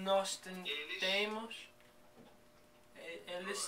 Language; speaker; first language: Portuguese; non-native, learner; English